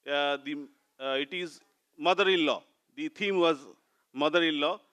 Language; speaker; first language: English; non-native, local second language; Odia